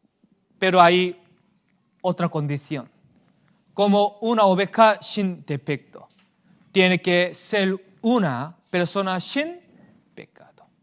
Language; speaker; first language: Spanish; non-native, fluent; Korean